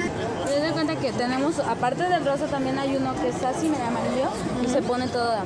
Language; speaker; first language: Spanish; native; Spanish